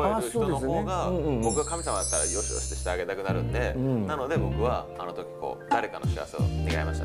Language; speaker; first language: Japanese; native; Japanese